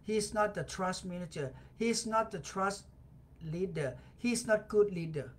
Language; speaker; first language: English; non-native, fluent; Thai